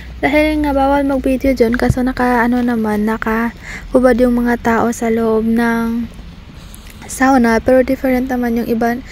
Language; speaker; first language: Filipino; non-native, local second language; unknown